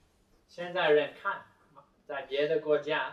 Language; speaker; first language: Chinese; non-native, fluent; English